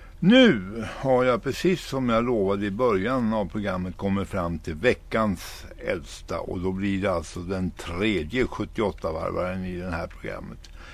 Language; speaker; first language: Swedish; native; Swedish